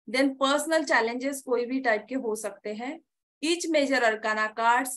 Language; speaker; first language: Hindi; non-native, local second language; Marathi